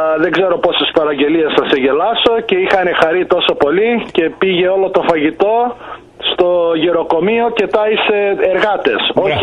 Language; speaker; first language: Greek; early bilingual, heritage; Greek